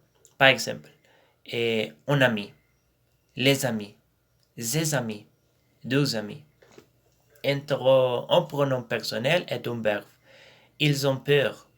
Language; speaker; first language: French; non-native, learner; Spanish